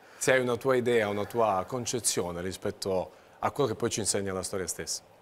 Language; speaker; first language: Italian; native; Italian